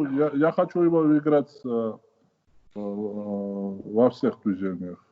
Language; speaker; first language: Russian; non-native, fluent; Georgian